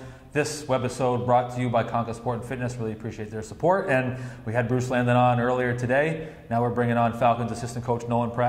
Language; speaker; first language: English; native; English